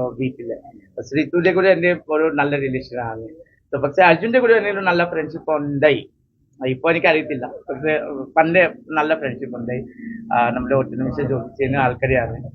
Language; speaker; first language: Malayalam; non-native, fluent; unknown